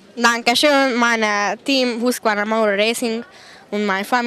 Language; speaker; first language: German; non-native, learner; Hungarian